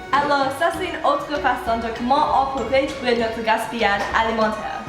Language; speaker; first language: French; non-native, learner; English